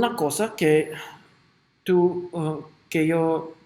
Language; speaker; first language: Spanish; non-native, learner; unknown